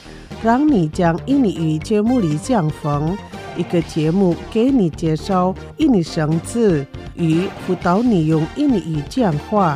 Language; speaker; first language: Chinese; non-native, fluent; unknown